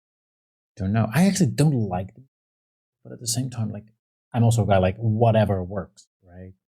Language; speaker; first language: English; non-native, fluent; Dutch